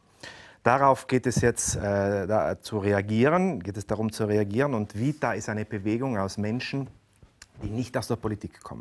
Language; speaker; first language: German; native; German